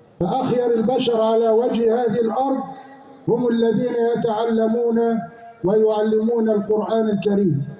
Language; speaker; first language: Arabic; native; Arabic